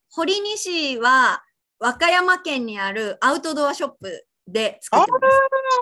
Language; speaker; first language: Japanese; native; Japanese